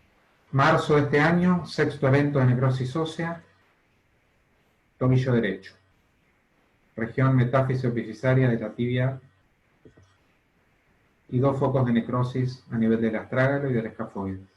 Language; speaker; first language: Spanish; native; Spanish